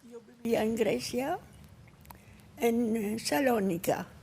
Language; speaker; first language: Spanish; early bilingual, heritage; Ladino